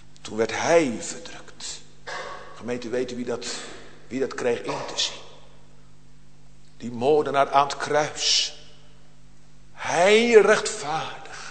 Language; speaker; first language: Dutch; native; Dutch